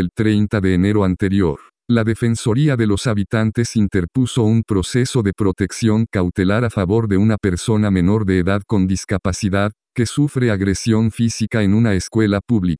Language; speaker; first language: Spanish; native; Spanish